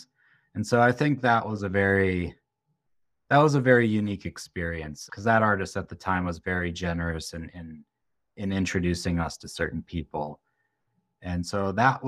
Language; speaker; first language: English; native; English